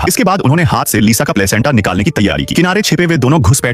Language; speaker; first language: Hindi; native; Hindi